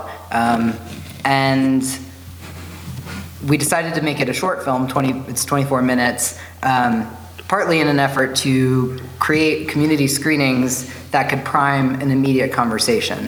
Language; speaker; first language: English; native; English